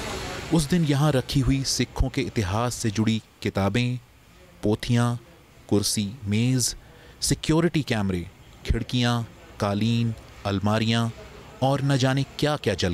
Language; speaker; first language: Hindi; native; Hindi